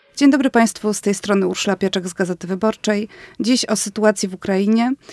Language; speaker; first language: Polish; native; Polish